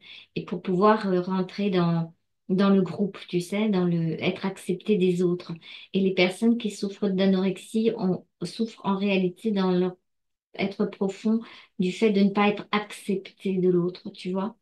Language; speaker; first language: French; native; French